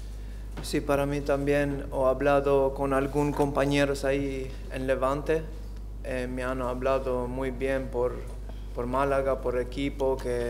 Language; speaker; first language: Spanish; non-native, learner; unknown